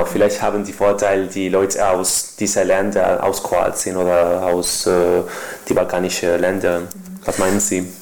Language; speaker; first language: German; non-native, learner; Spanish